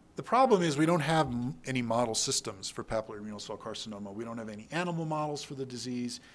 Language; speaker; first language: English; native; English